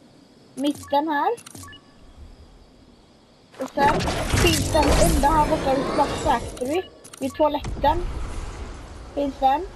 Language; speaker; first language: Swedish; native; Swedish